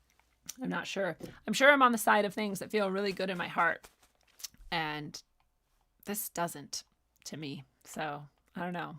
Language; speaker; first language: English; native; English